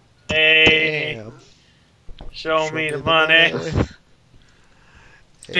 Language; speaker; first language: English; native; English